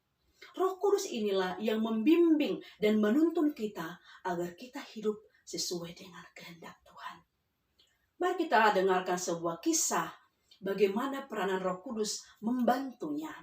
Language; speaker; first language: Indonesian; native; Indonesian